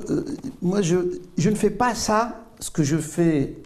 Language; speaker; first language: French; non-native, local second language; Arabic